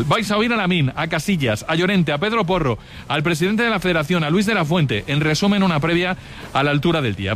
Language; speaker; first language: Spanish; native; Spanish